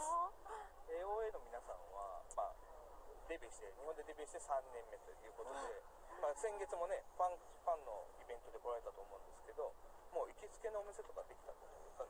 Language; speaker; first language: Japanese; native; Japanese